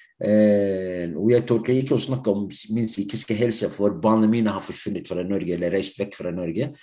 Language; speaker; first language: Norwegian; non-native, fluent; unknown